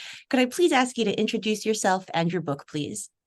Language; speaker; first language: English; native; English